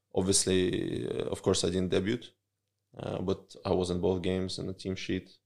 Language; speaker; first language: English; early bilingual, other home language; Russian